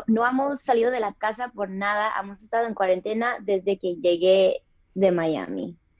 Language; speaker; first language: Spanish; early bilingual, other home language; English